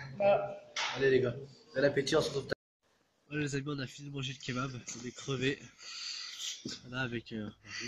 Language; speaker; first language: French; native; French